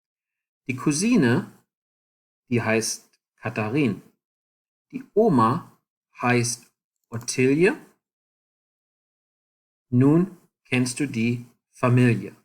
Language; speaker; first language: German; non-native, fluent; English